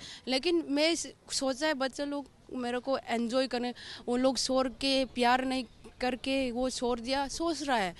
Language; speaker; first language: Hindi; non-native, local second language; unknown